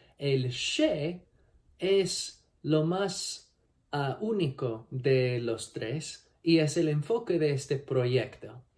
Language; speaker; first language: Spanish; non-native, learner; English